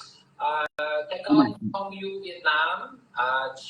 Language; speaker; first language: Thai; non-native, learner; English